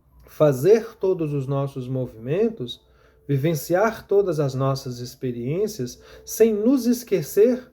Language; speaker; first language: Portuguese; native; Portuguese